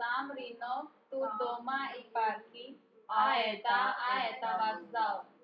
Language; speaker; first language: Russian; non-native, learner; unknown